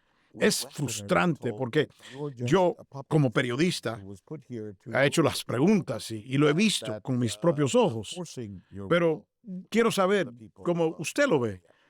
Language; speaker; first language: Spanish; native; Spanish